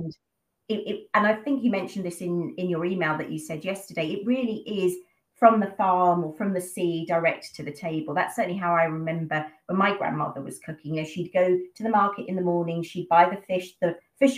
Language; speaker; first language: English; native; English